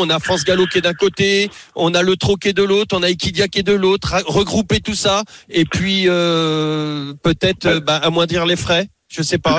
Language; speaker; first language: French; native; French